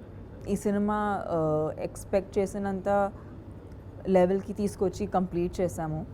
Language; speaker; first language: Telugu; non-native, fluent; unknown